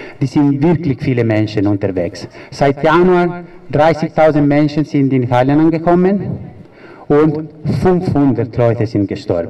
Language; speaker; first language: German; non-native, fluent; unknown